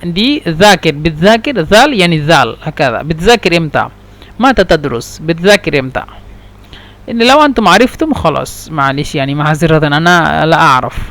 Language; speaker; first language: Egyptian Arabic; non-native, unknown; Bangla